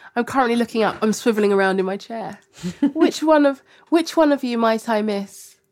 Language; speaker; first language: English; native; English